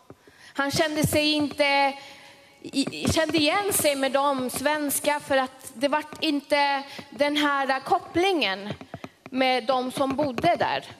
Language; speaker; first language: Swedish; early bilingual, other home language; Spanish